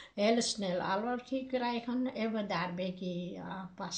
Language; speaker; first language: Dutch; non-native, learner; Nepali